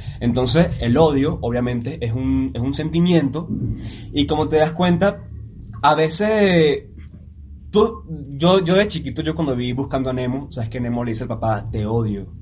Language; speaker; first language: Spanish; native; Spanish